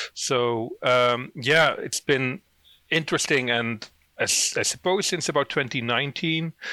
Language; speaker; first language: English; non-native, fluent; Dutch